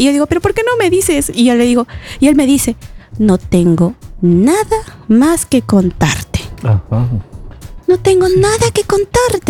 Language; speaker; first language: Spanish; native; Spanish